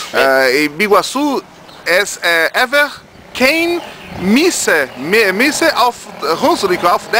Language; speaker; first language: German; non-native, learner; Portuguese